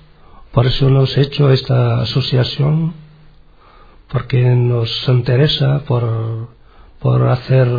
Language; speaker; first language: Spanish; non-native, learner; Arabic